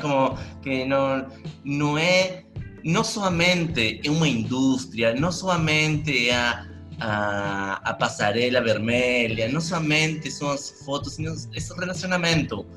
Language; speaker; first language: Portuguese; non-native, learner; Spanish